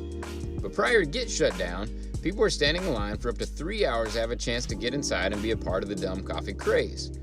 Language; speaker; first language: English; native; English